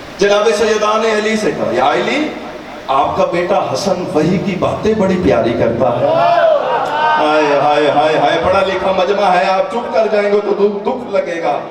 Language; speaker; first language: Urdu; non-native, local second language; Saraiki